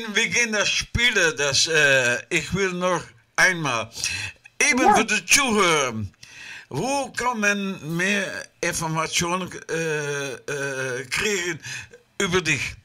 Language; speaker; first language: German; non-native, learner; Dutch